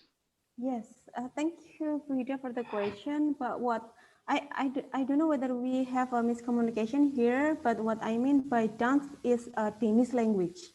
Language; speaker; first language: English; non-native, fluent; Indonesian